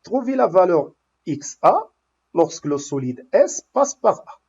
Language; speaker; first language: French; non-native, local second language; Arabic